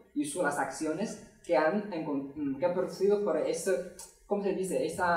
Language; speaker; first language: Spanish; non-native, fluent; Chinese